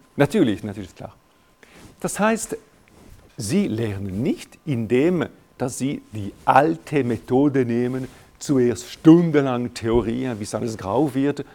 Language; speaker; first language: German; non-native, local second language; French